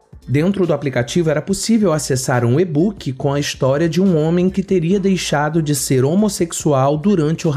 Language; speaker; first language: Portuguese; native; Portuguese